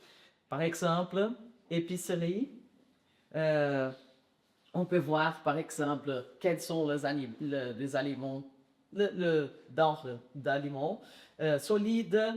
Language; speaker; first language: French; non-native, learner; Portuguese